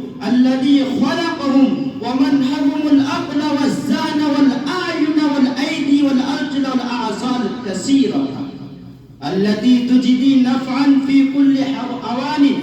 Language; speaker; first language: Arabic; non-native, learner; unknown